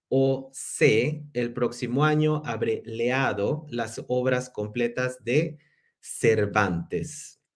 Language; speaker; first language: Spanish; non-native, fluent; English